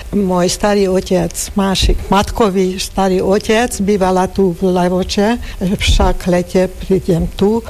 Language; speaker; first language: Slovak; non-native, local second language; Hungarian